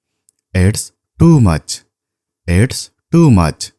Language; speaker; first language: English; non-native, fluent; Nepali